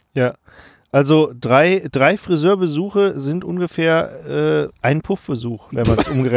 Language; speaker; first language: German; native; German